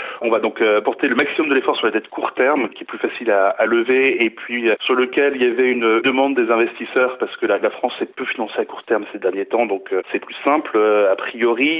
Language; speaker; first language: French; native; French